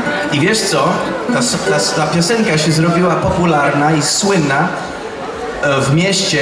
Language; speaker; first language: Polish; non-native, learner; English